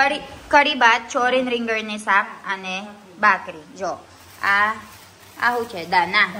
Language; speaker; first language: Gujarati; non-native, learner; Filipino